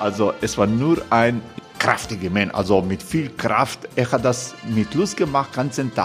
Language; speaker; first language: German; non-native, learner; Croatian